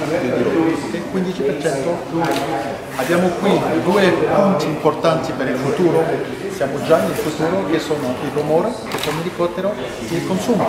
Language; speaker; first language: Italian; non-native, fluent; French